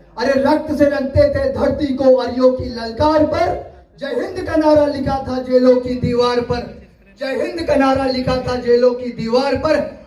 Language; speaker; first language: Hindi; native; Hindi